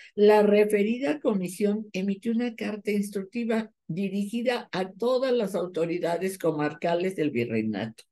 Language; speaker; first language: Spanish; native; Spanish